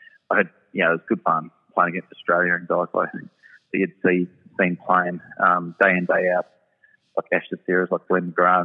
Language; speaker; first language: English; native; English